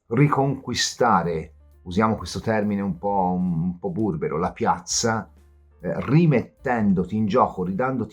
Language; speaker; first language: Italian; native; Italian